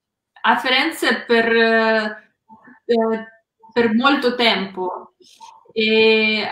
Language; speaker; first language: Italian; non-native, learner; Russian